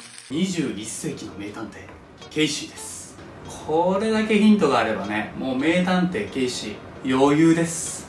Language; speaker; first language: Japanese; native; Japanese